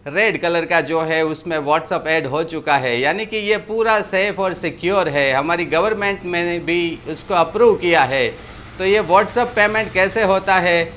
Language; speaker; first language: Hindi; non-native, local second language; Gujarati